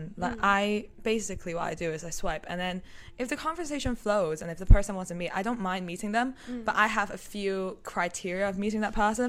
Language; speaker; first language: English; non-native, local second language; Cantonese